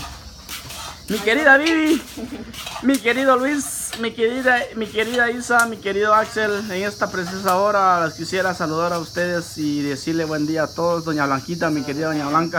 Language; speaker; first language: Spanish; native; Spanish